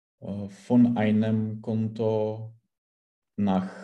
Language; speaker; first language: German; non-native, learner; Czech